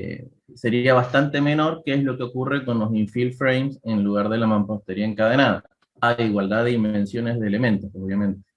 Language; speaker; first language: Spanish; native; Spanish